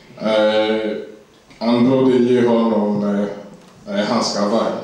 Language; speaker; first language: Swedish; non-native, learner; Lingala